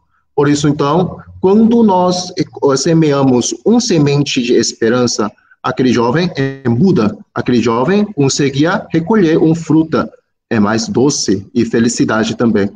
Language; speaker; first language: Portuguese; non-native, fluent; Korean